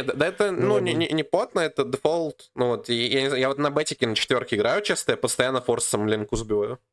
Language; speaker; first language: Russian; native; Russian